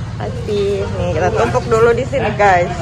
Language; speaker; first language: Indonesian; native; Indonesian